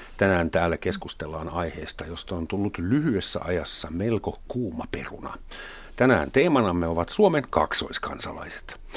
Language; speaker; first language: Finnish; non-native, fluent; German